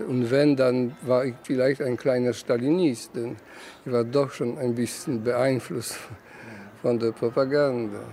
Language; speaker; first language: German; non-native, fluent; Polish